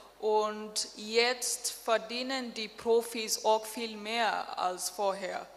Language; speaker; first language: German; non-native, learner; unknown